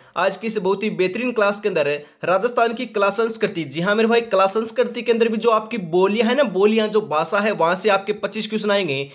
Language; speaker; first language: Hindi; native; Hindi